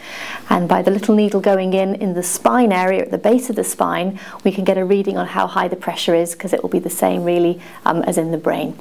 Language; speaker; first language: English; native; English